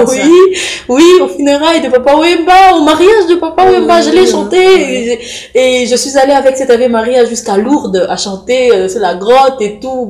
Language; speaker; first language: French; non-native, local second language; Lingala